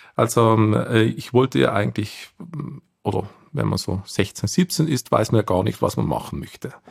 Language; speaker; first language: German; native; German